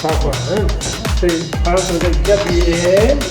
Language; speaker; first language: Chinese; non-native, fluent; Italian